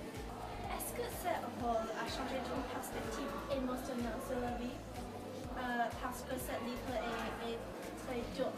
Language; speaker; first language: French; non-native, learner; English